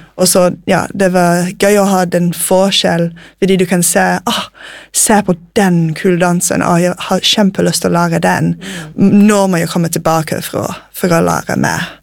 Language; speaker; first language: Norwegian; non-native, fluent; English